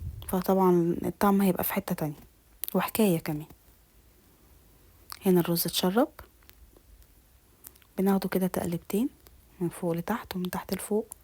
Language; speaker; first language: Arabic; native; Arabic